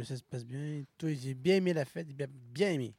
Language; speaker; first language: French; native; French